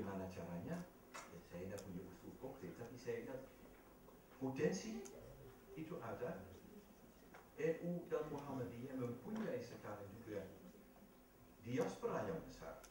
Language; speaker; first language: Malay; non-native, fluent; Dutch